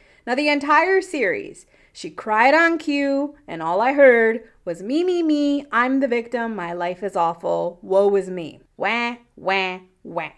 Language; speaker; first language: English; early bilingual, other home language; Spanish